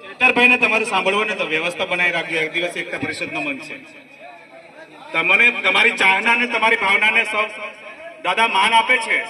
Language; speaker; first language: Gujarati; non-native, local second language; Vasavi